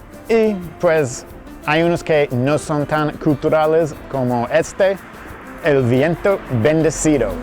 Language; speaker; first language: Spanish; non-native, fluent; English